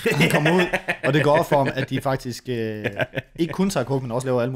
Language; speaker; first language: Danish; native; Danish